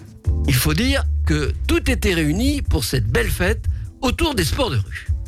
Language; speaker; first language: French; native; French